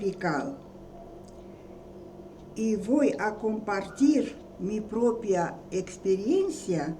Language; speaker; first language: Spanish; non-native, learner; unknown